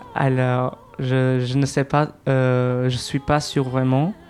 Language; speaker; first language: French; non-native, fluent; Albanian